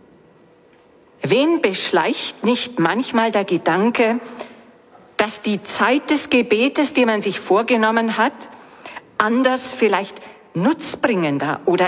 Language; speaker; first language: German; native; German